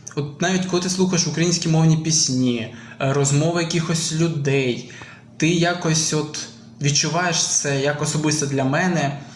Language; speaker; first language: Ukrainian; non-native, local second language; Russian